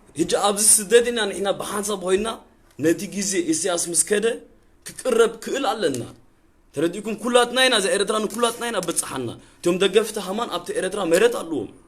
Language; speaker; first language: Tigrinya; early bilingual, heritage; Tigrinya